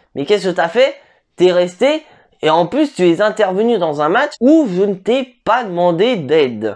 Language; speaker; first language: French; native; French